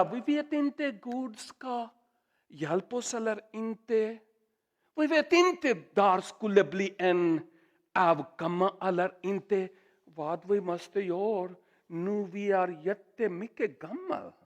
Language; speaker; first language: Swedish; non-native, learner; Urdu